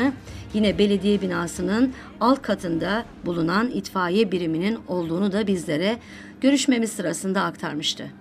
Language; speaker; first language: Turkish; native; Turkish